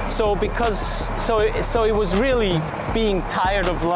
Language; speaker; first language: English; non-native, fluent; Swiss German